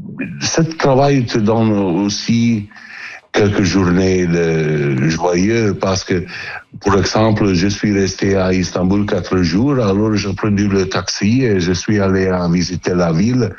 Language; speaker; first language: French; non-native, learner; Italian